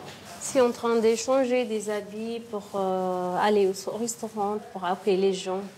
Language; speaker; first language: French; non-native, learner; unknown